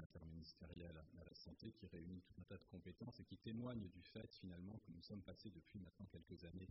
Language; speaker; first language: French; native; French